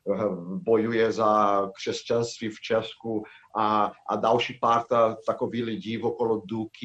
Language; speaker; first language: Czech; non-native, fluent; Portuguese